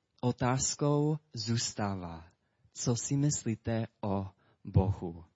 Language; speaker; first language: Czech; non-native, fluent; English